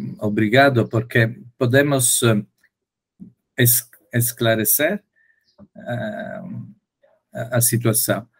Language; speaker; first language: Portuguese; non-native, learner; Italian